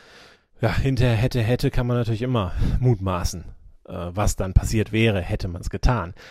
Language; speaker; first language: German; native; German